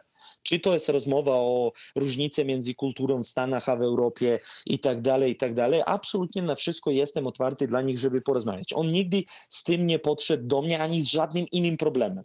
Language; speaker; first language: Polish; non-native, fluent; Serbian